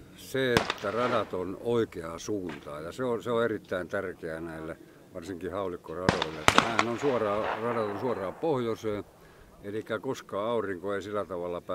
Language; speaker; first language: Finnish; native; Finnish